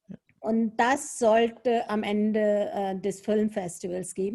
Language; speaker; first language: German; non-native, fluent; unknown